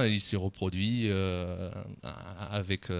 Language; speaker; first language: French; native; French